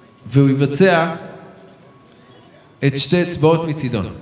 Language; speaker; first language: Hebrew; native; Hebrew